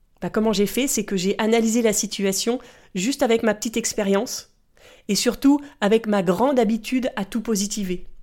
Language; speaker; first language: French; native; French